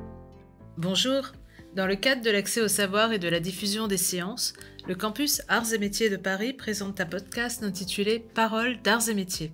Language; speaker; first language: French; native; French